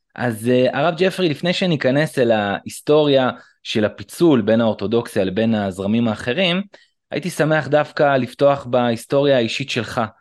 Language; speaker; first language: Hebrew; native; Hebrew